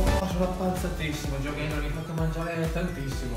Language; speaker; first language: Italian; native; Italian